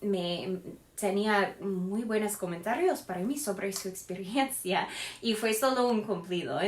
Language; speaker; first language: Spanish; non-native, fluent; English